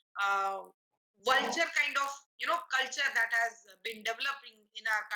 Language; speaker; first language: English; non-native, local second language; Marathi